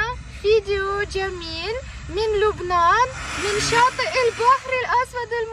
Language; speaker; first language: Arabic; non-native, fluent; Ukrainian